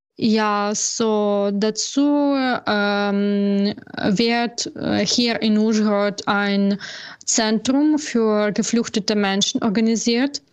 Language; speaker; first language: German; non-native, learner; Ukrainian